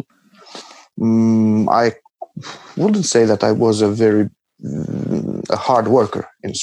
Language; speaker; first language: English; non-native, fluent; Albanian